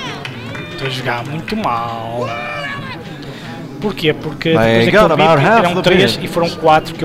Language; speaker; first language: Portuguese; native; Portuguese